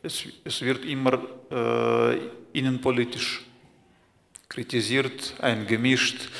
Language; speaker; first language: German; non-native, fluent; Russian